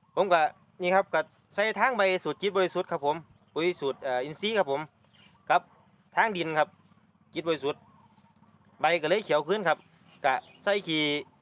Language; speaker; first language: Thai; native; Thai